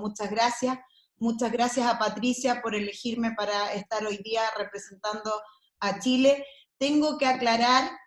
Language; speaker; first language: Spanish; native; Spanish